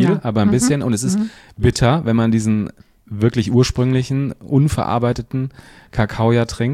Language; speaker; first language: German; native; German